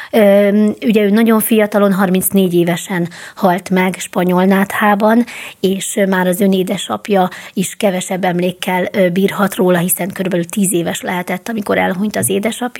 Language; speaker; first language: Hungarian; native; Hungarian